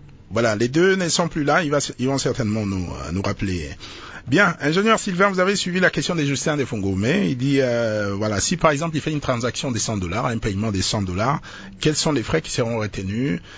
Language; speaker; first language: French; non-native, local second language; Lingala